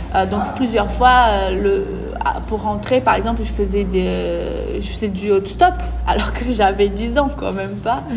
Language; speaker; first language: French; early bilingual, other home language; Portuguese